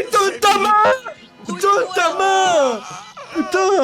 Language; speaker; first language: French; native; French